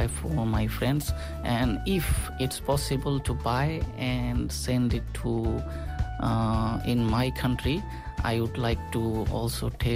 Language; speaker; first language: English; non-native, local second language; Bangla